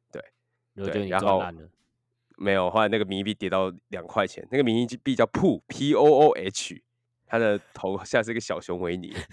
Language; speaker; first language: Chinese; native; Chinese